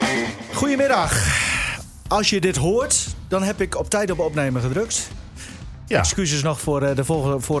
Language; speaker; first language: Dutch; native; Dutch